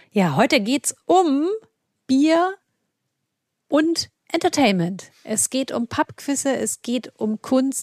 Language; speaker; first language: German; native; German